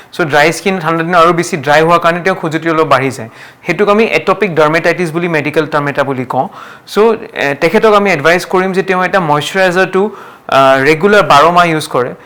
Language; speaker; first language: Assamese; non-native, local second language; Marwari